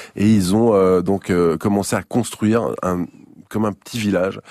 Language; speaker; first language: French; native; French